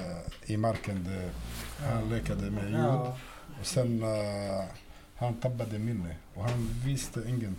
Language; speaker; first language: Swedish; non-native, fluent; Arabic